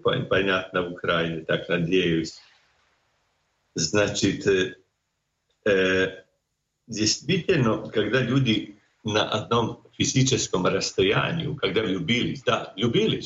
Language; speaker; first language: Russian; non-native, fluent; Croatian